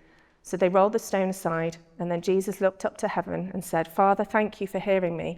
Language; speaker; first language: English; native; English